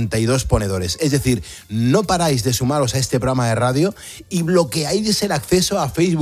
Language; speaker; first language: Spanish; native; Spanish